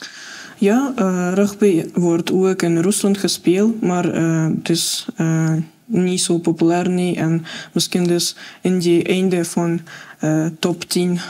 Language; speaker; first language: Dutch; non-native, learner; Russian